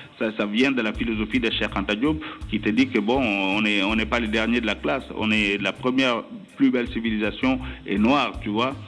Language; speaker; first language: French; non-native, local second language; Wolof